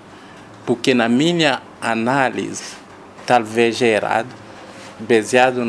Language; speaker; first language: Portuguese; non-native, learner; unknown